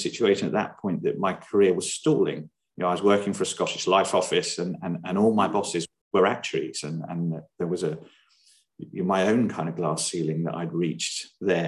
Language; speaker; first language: English; native; English